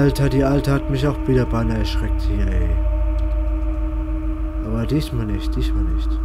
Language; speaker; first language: German; native; German